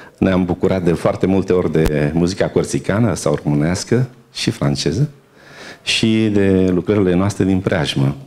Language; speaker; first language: Romanian; native; Romanian